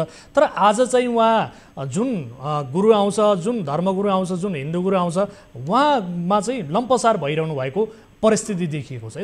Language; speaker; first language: Nepali; native; Nepali